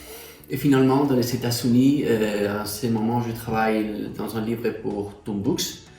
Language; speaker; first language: French; non-native, fluent; Spanish